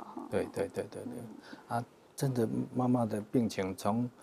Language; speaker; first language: Chinese; native; Chinese